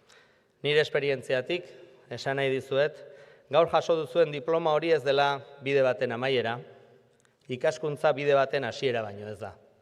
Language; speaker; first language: Basque; native; Basque